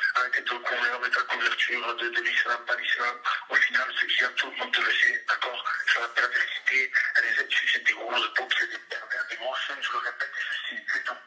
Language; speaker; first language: French; early bilingual, other home language; Kabyle